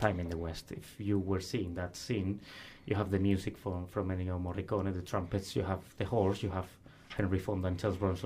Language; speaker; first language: English; non-native, fluent; Spanish